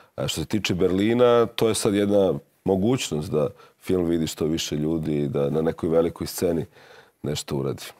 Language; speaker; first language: Serbian; native; Serbian